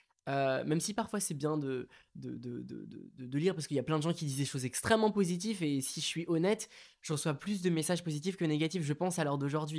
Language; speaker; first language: French; native; French